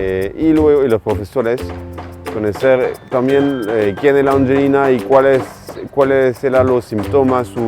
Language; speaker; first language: Spanish; non-native, fluent; French